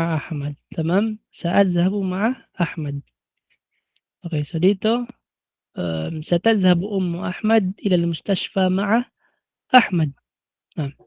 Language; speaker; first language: Arabic; non-native, fluent; Filipino